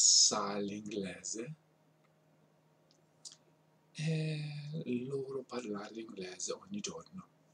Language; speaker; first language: Italian; non-native, learner; English